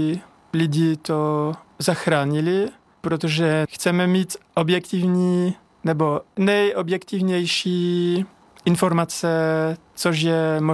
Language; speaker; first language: Czech; non-native, fluent; French